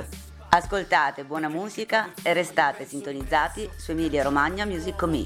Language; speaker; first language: Italian; native; Italian